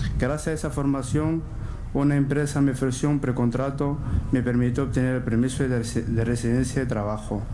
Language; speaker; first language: Spanish; non-native, learner; Arabic